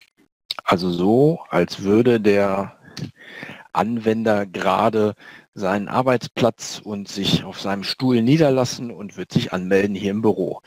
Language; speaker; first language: German; native; German